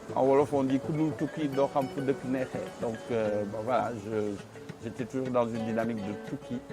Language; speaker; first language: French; non-native, local second language; Wolof